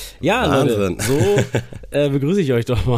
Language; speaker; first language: German; native; German